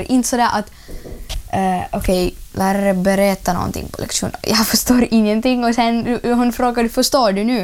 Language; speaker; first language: Swedish; non-native, learner; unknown